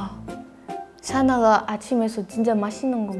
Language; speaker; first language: Korean; non-native, learner; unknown